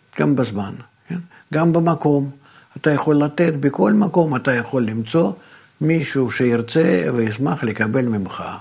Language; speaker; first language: Hebrew; non-native, fluent; Russian